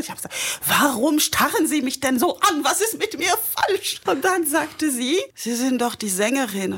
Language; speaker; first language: German; non-native, fluent; French